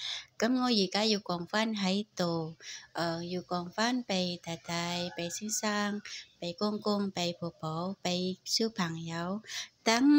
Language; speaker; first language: Cantonese; non-native, fluent; Indonesian